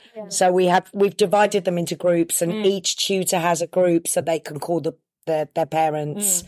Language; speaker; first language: English; native; English